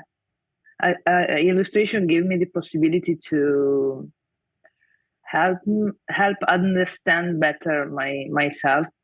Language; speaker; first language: English; non-native, fluent; Italian